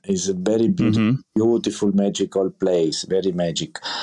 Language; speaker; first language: English; non-native, learner; Italian